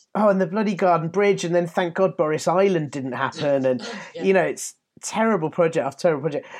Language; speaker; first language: English; native; English